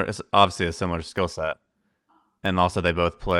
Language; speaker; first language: English; native; English